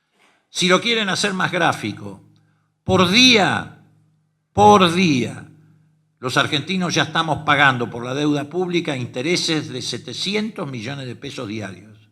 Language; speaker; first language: Spanish; native; Spanish